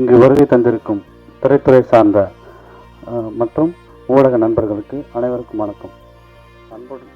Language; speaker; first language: Tamil; native; Tamil